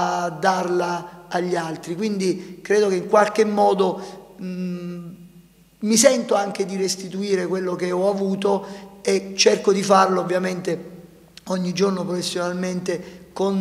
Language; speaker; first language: Italian; native; Italian